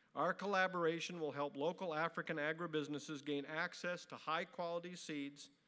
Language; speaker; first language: English; native; English